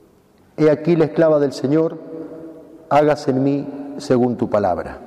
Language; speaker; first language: Spanish; native; Spanish